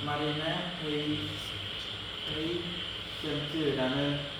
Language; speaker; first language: Korean; non-native, learner; Khmer